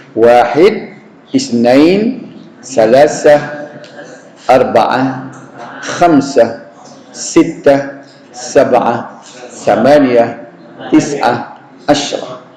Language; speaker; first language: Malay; native; Malay